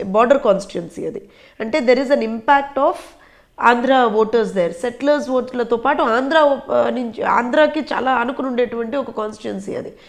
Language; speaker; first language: Telugu; native; Telugu